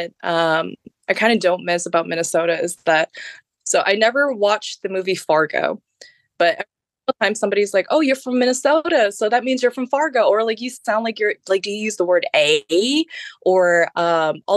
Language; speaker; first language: English; early bilingual, other home language; Khmer